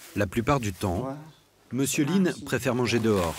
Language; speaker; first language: French; native; French